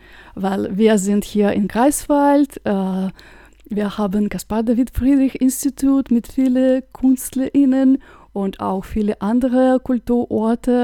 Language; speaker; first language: German; non-native, fluent; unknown